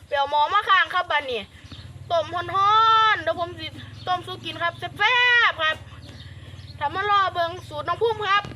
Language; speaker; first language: Thai; native; Thai